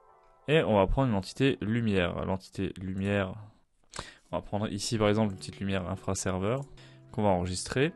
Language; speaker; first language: French; native; French